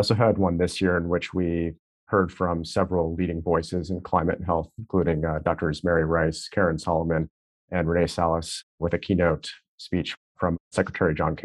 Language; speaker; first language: English; native; English